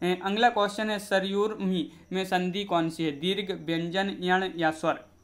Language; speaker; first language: Hindi; native; Hindi